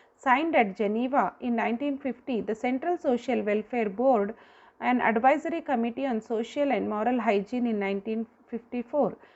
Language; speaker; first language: English; non-native, local second language; Kannada